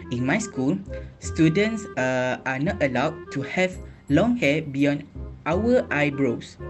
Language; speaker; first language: English; non-native, local second language; Malay